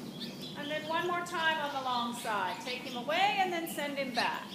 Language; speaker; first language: English; native; English